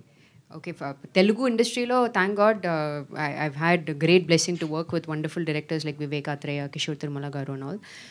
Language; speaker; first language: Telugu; non-native, learner; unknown